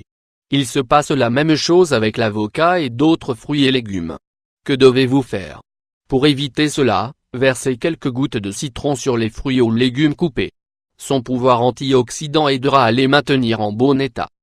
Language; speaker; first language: French; native; French